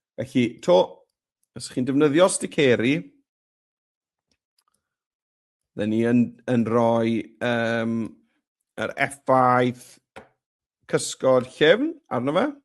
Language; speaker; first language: Welsh; native; Welsh